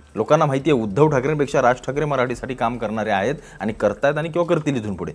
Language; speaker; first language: Marathi; native; Marathi